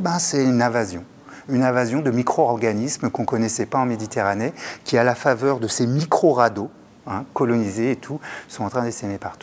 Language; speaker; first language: French; native; French